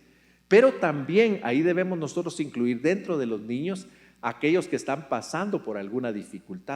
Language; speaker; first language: Spanish; native; Spanish